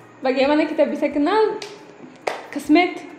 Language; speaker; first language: Indonesian; non-native, learner; Turkish